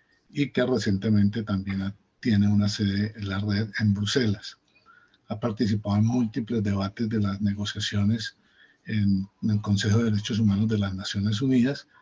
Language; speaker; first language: Spanish; native; Spanish